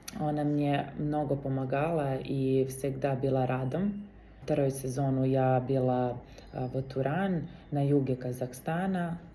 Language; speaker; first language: Russian; non-native, learner; Serbian